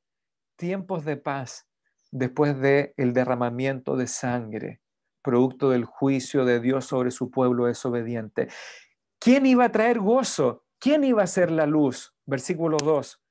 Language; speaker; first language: Spanish; native; Spanish